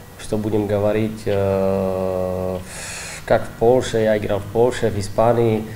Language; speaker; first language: Russian; non-native, learner; Czech